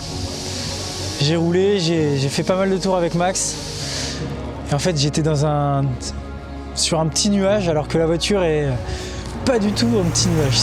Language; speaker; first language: French; native; French